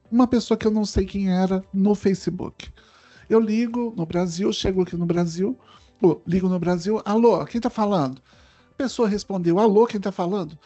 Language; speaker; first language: Portuguese; native; Portuguese